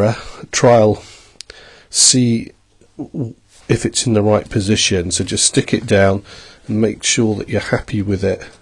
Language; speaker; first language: English; native; English